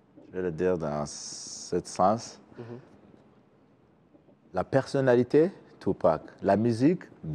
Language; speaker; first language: French; non-native, learner; Kinyarwanda